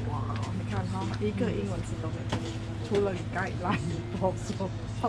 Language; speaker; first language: Chinese; early bilingual, heritage; Chinese